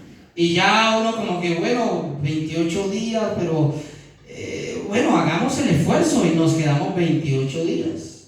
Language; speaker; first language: Spanish; native; Spanish